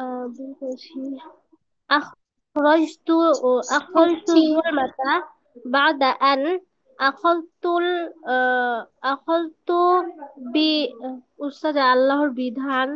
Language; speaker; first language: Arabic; non-native, learner; Bangla